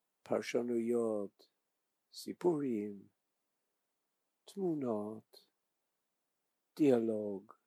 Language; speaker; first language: Hebrew; non-native, fluent; English